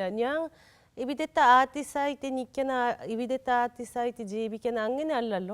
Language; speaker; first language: Malayalam; non-native, learner; Japanese